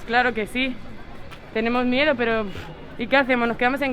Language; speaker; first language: Spanish; native; Spanish